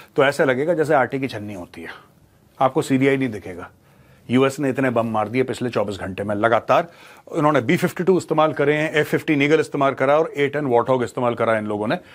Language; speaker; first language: Hindi; native; Hindi